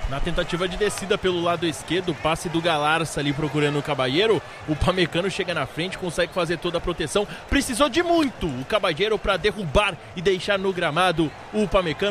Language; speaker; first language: Portuguese; native; Portuguese